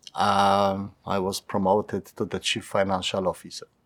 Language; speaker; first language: English; non-native, fluent; Polish